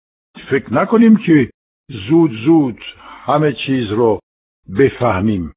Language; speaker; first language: Persian; non-native, fluent; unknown